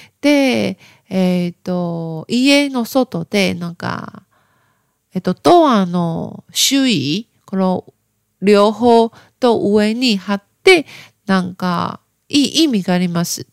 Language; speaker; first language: Japanese; non-native, learner; Chinese